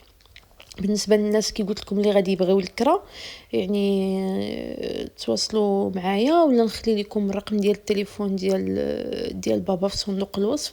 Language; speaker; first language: Arabic; native; Arabic